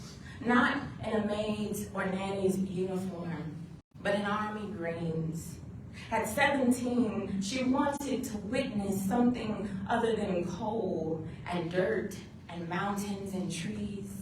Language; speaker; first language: English; native; English